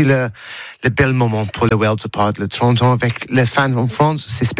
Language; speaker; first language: French; non-native, learner; English